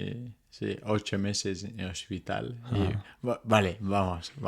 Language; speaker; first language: Spanish; non-native, fluent; English